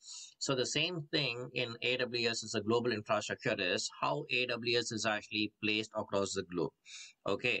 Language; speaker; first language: English; non-native, local second language; Tamil